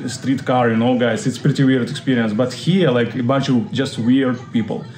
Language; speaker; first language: English; non-native, fluent; Russian